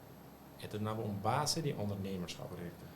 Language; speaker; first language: Dutch; non-native, local second language; Papiamento